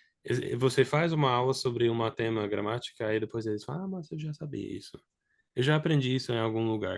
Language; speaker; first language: Portuguese; non-native, fluent; English